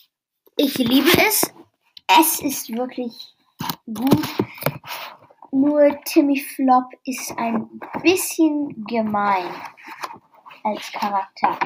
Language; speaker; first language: German; non-native, learner; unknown